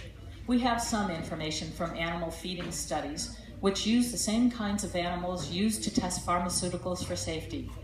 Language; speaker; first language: English; native; English